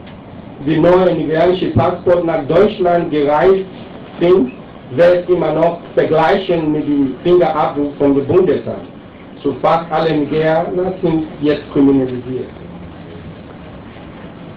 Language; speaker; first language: German; non-native, learner; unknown